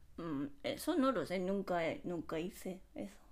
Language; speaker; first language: Spanish; non-native, fluent; Japanese